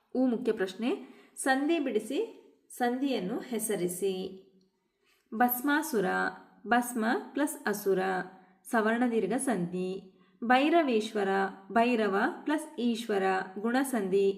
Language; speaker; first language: Kannada; native; Kannada